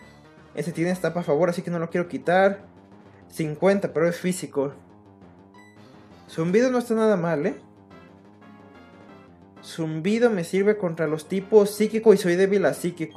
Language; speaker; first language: Spanish; native; Spanish